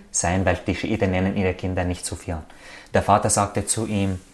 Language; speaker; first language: German; non-native, fluent; Arabic